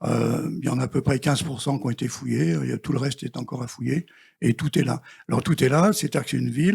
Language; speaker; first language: French; native; French